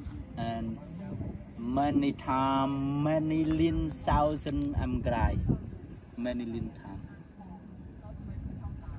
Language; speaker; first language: English; non-native, learner; Khmer